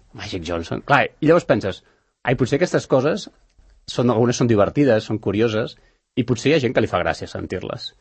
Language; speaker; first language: Catalan; native; Catalan